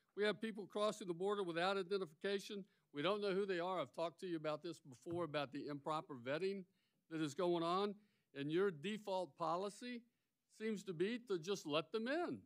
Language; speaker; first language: English; native; English